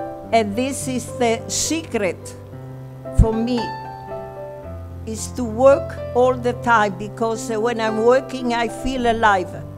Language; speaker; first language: English; non-native, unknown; Italian